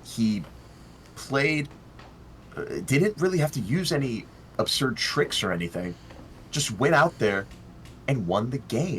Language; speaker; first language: English; native; English